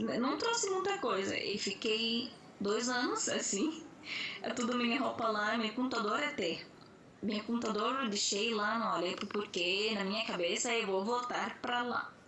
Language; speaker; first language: Portuguese; non-native, fluent; Arabic